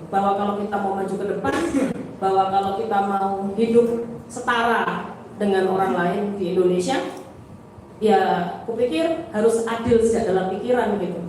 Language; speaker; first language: Indonesian; native; Indonesian